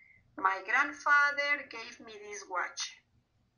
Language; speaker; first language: English; non-native, fluent; Spanish